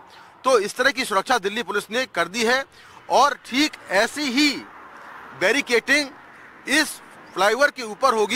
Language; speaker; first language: Hindi; native; Hindi